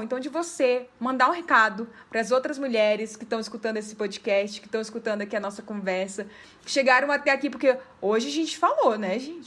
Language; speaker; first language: Portuguese; native; Portuguese